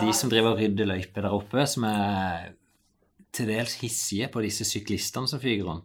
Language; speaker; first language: Norwegian; native; Norwegian